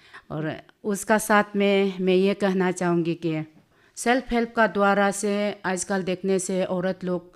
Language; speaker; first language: Hindi; non-native, local second language; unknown